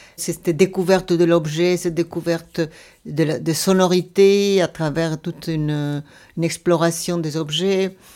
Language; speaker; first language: French; non-native, fluent; Spanish